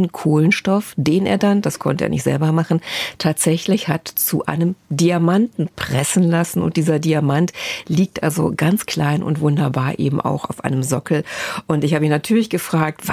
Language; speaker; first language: German; native; German